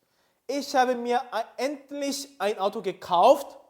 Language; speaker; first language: German; non-native, fluent; Korean